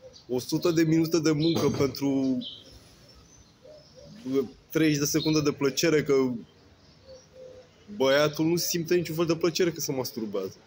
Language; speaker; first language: Romanian; native; Romanian